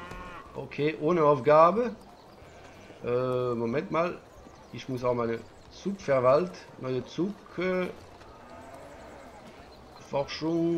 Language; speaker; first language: German; non-native, learner; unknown